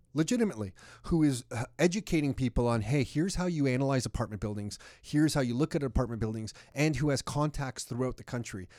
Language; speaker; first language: English; native; English